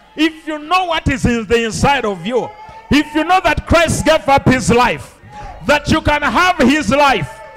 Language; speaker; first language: English; non-native, local second language; Ganda